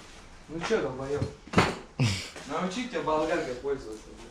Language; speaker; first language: Russian; native; Russian